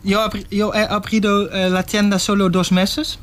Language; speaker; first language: Spanish; non-native, learner; Dutch